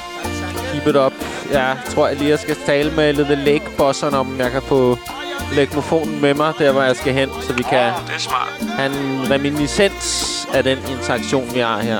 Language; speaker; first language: Danish; native; Danish